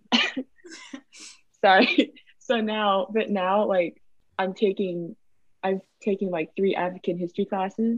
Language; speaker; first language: English; native; English